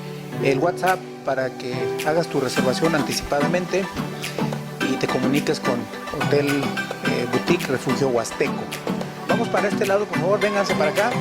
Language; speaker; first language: Spanish; native; Spanish